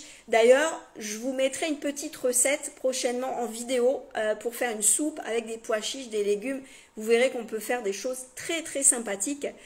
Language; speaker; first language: French; native; French